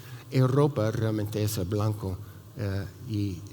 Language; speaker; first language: Spanish; non-native, fluent; English